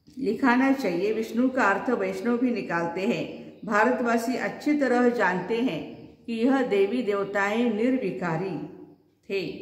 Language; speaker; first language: Hindi; non-native, local second language; Marathi